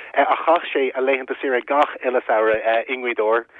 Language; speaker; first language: Irish; non-native, local second language; English